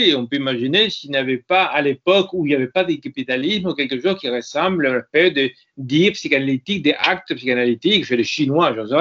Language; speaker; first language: French; non-native, fluent; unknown